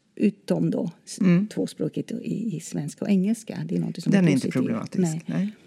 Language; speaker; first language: Swedish; non-native, fluent; Dutch